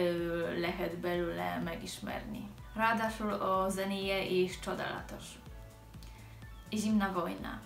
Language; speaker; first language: Hungarian; non-native, learner; Polish